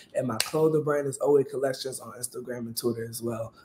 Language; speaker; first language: English; native; English